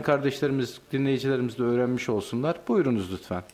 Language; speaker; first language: Turkish; native; Turkish